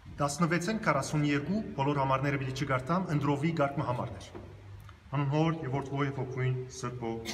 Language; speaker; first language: Armenian; early bilingual, heritage; Armenian